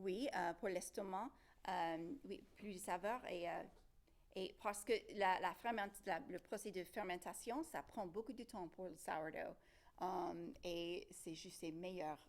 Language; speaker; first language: French; non-native, local second language; English